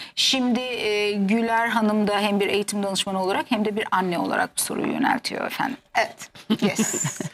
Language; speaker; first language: Turkish; native; Turkish